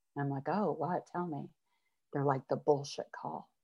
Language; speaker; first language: English; native; English